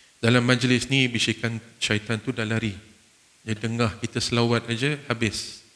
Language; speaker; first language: Malay; non-native, fluent; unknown